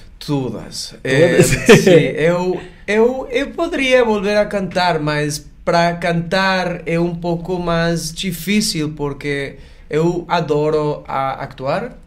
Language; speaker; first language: Portuguese; non-native, learner; Spanish